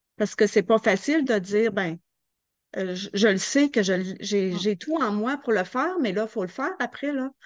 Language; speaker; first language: French; native; French